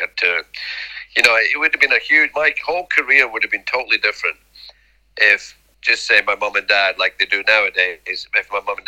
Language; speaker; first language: English; native; English